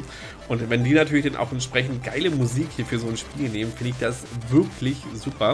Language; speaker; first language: German; native; German